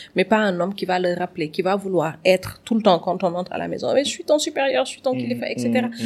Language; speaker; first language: French; non-native, local second language; Wolof